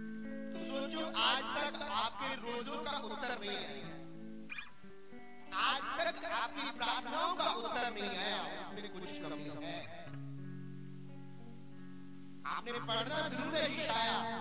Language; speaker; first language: Hindi; non-native, local second language; Punjabi